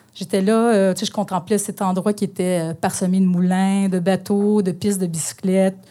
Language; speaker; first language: French; native; French